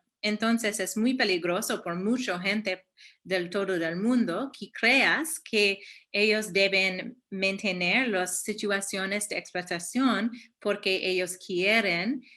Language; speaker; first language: Spanish; early bilingual, heritage; Spanish